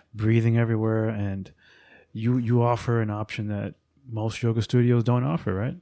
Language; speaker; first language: English; native; English